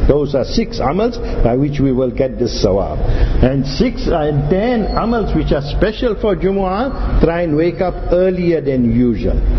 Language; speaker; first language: English; non-native, local second language; Urdu